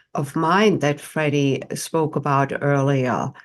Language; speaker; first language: English; non-native, fluent; German